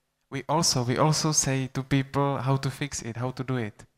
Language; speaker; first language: English; non-native, fluent; Czech